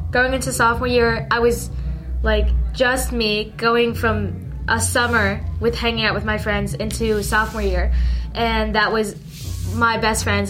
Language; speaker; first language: English; early bilingual, other home language; Min Nan Chinese